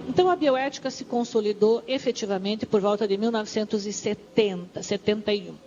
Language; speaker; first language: Portuguese; native; Portuguese